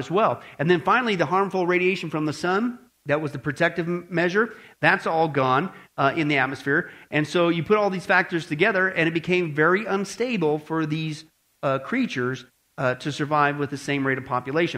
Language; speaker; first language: English; native; English